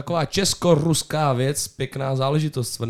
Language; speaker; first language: Czech; native; Czech